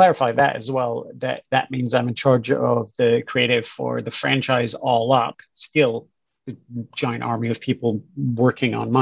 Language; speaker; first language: English; native; English